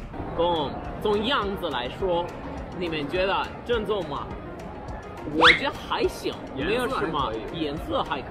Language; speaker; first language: Chinese; non-native, fluent; Spanish